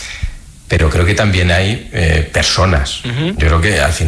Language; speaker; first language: Spanish; native; Spanish